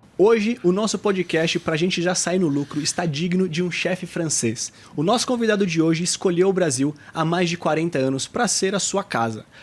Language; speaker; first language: Portuguese; native; Portuguese